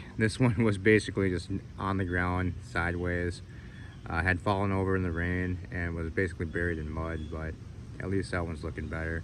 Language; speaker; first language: English; native; English